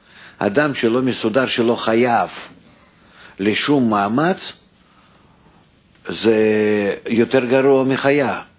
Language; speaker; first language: Hebrew; non-native, fluent; Russian